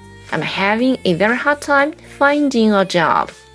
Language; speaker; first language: English; non-native, fluent; Chinese